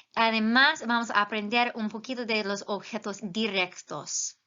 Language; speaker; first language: Spanish; non-native, fluent; English